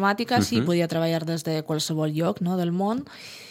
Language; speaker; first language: Catalan; non-native, fluent; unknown